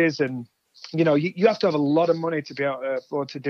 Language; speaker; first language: English; native; English